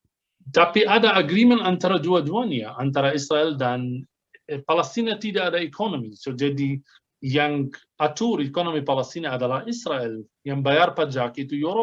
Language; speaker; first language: Indonesian; non-native, fluent; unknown